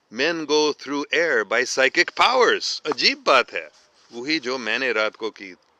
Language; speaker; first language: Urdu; non-native, fluent; English